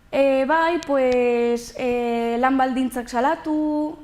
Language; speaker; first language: Basque; non-native, local second language; Spanish